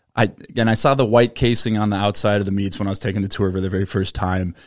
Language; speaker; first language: English; native; English